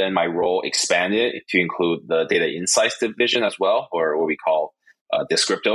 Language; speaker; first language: English; non-native, fluent; Chinese